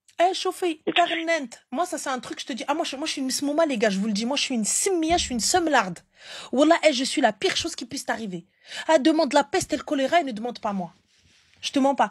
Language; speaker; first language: French; early bilingual, other home language; Arabic